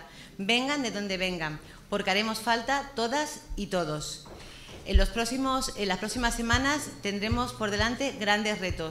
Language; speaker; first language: Spanish; native; Spanish